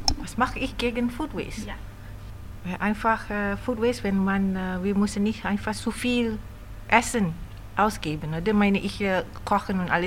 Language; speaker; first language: German; non-native, learner; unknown